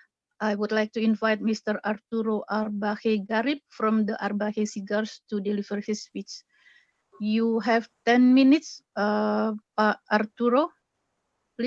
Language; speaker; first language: English; non-native, fluent; Indonesian